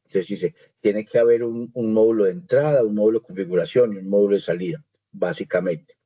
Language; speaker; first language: Spanish; native; Spanish